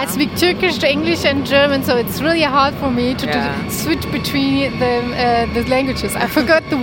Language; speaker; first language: English; non-native, learner; Turkish